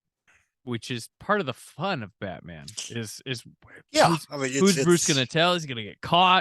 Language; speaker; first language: English; native; English